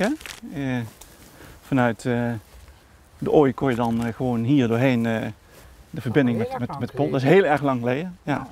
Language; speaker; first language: Dutch; native; Dutch